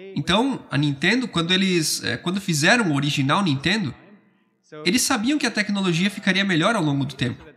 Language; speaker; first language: Portuguese; non-native, fluent; English